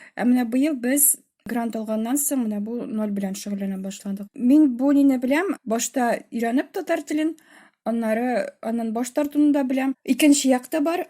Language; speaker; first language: Tatar; native; Tatar